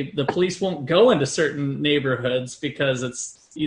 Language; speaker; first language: English; native; English